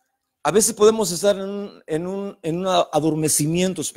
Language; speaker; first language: Spanish; native; Spanish